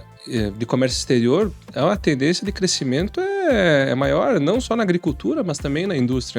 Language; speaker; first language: Portuguese; native; Portuguese